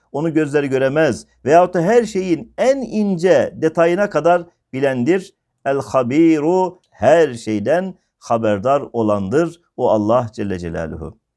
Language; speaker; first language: Turkish; native; Turkish